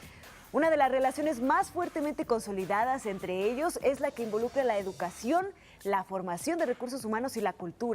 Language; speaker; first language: Spanish; native; Spanish